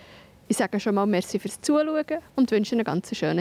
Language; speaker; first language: German; native; German